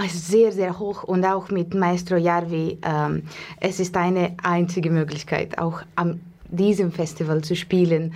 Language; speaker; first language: German; non-native, learner; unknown